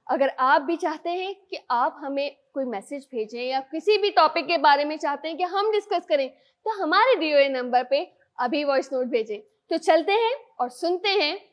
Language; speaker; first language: Urdu; native; Urdu